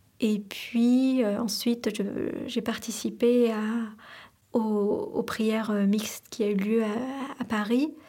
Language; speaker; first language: French; non-native, local second language; Arabic